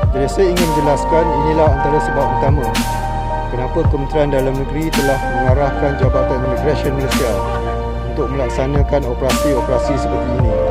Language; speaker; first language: Malay; native; Malay